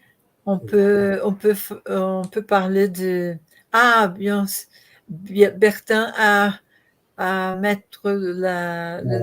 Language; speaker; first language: French; non-native, learner; Portuguese